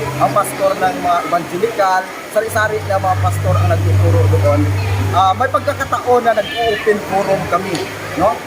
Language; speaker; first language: Filipino; non-native, local second language; Cebuano